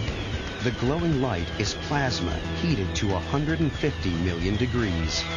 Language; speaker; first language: English; native; English